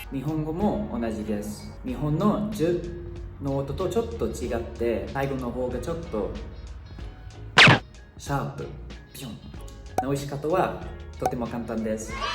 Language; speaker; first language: Japanese; non-native, fluent; Thai